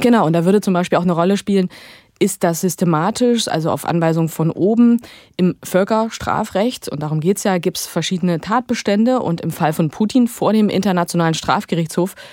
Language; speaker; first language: German; native; German